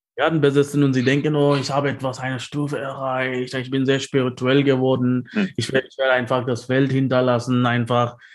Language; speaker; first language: German; non-native, learner; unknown